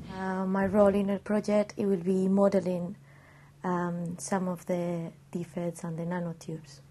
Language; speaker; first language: English; non-native, fluent; Spanish